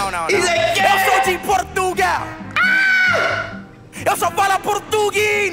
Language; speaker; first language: Portuguese; non-native, learner; English